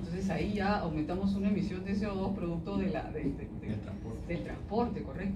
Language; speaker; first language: Spanish; native; Spanish